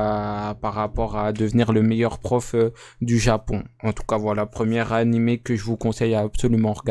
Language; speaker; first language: French; native; French